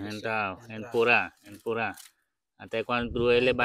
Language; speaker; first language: Portuguese; non-native, learner; Vietnamese